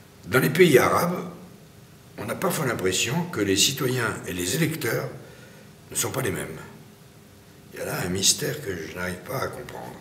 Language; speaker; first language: French; native; French